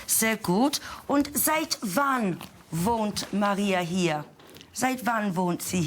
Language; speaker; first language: German; non-native, fluent; English